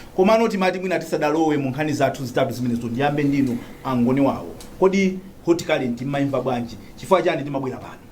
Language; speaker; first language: Nyanja; native; Nyanja